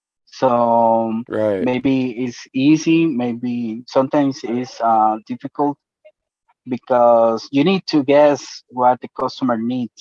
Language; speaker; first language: English; non-native, learner; Spanish